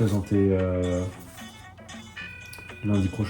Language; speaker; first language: French; early bilingual, other home language; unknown